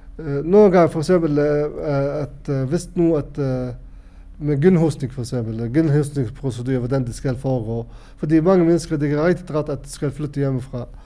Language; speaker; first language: Danish; non-native, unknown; Arabic